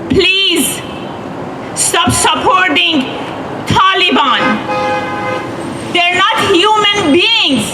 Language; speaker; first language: English; non-native, fluent; Persian